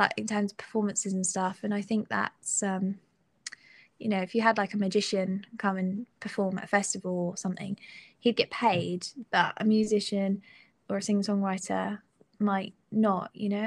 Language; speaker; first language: English; native; English